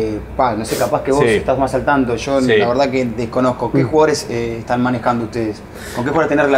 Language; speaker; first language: Spanish; native; Spanish